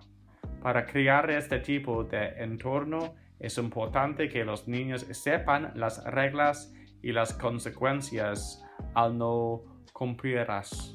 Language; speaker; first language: Spanish; non-native, fluent; English